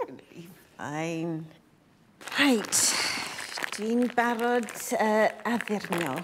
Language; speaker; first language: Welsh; non-native, learner; English